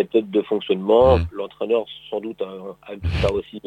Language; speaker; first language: French; native; French